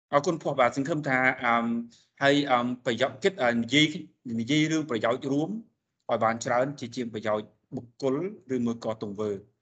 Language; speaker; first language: Khmer; native; Khmer